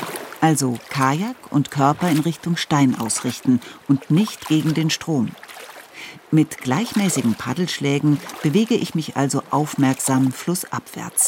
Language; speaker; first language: German; native; German